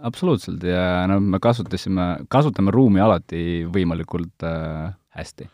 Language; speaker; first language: Estonian; non-native, local second language; Russian